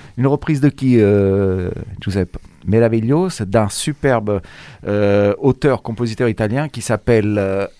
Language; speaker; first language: French; native; French